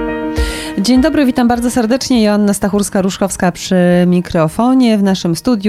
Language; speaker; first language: Polish; native; Polish